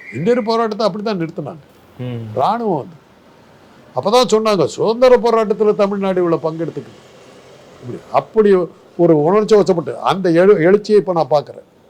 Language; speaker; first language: Tamil; non-native, local second language; Telugu